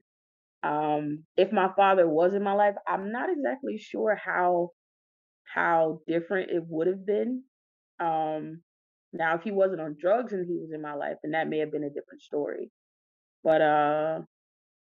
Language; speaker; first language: English; native; English